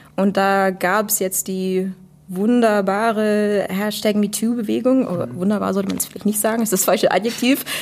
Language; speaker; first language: German; non-native, fluent; English